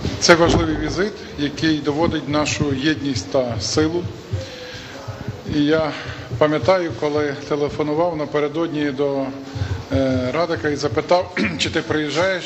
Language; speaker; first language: Ukrainian; native; Ukrainian